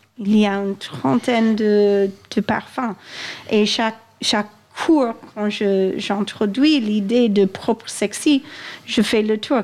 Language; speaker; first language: French; non-native, fluent; English